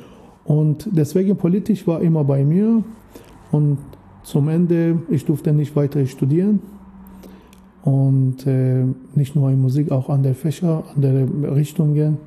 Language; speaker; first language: German; non-native, fluent; Persian